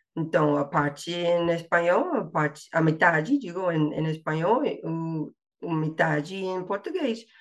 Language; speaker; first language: Portuguese; non-native, fluent; English